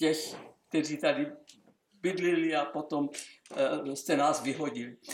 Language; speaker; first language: Czech; non-native, local second language; German